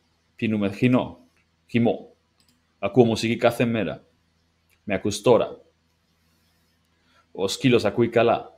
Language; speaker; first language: Greek; non-native, learner; English